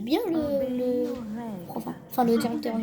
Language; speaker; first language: French; native; French